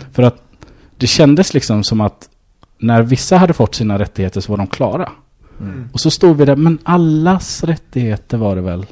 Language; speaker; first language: Swedish; early bilingual, other home language; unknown